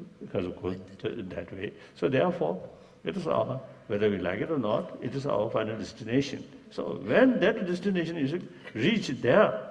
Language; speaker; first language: English; non-native, learner; Tibetan